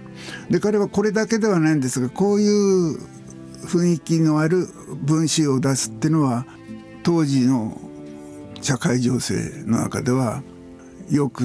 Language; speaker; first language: Japanese; native; Japanese